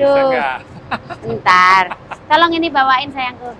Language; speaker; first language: Indonesian; native; Indonesian